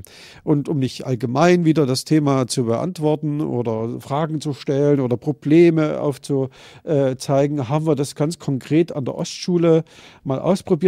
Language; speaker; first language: German; native; German